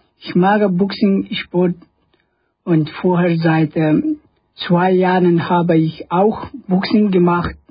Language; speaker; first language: German; non-native, learner; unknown